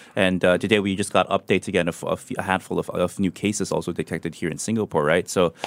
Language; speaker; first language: English; non-native, local second language; Filipino